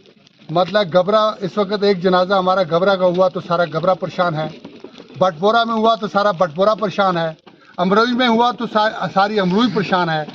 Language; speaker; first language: Hindi; non-native, local second language; Kashmiri